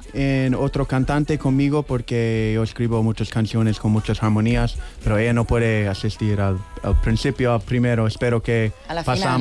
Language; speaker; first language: Spanish; non-native, learner; English